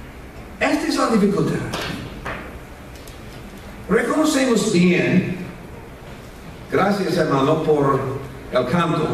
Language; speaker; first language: Spanish; non-native, fluent; English